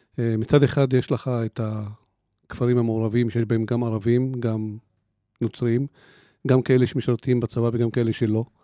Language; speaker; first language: Hebrew; non-native, local second language; Arabic